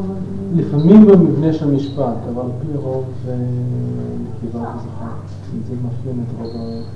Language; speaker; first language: Hebrew; non-native, fluent; English